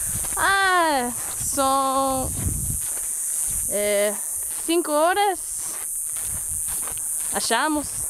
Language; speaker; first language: Portuguese; non-native, learner; English